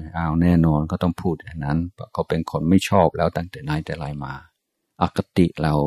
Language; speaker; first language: Thai; non-native, fluent; English